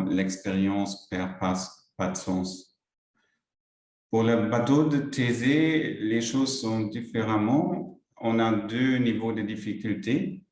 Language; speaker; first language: French; non-native, local second language; Luxembourgish